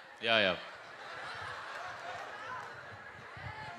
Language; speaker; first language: Telugu; native; Telugu